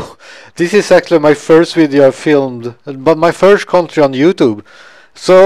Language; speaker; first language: English; non-native, fluent; Swedish